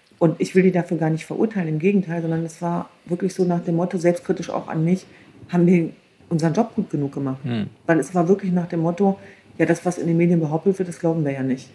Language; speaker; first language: German; early bilingual, other home language; Kurdish